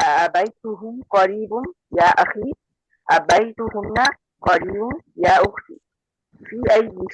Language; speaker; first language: Arabic; non-native, learner; Bangla